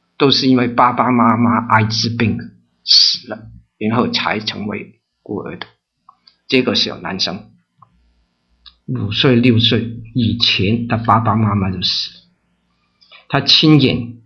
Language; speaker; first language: Chinese; non-native, local second language; Cantonese